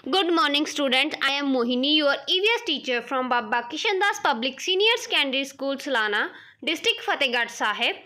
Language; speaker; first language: English; non-native, local second language; Punjabi